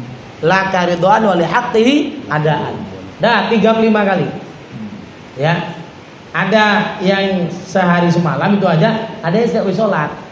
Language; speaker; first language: Indonesian; native; Indonesian